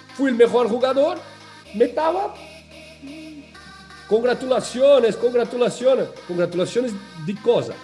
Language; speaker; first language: Spanish; non-native, learner; Portuguese